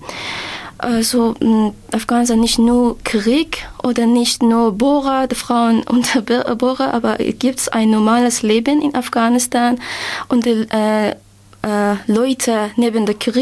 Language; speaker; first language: German; non-native, learner; Persian